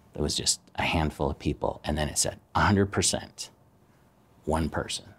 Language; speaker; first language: English; native; English